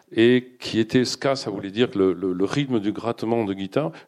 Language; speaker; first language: French; native; French